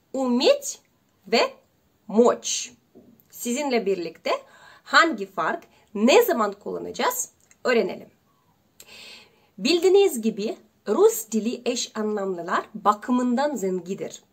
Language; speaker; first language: Turkish; non-native, learner; Russian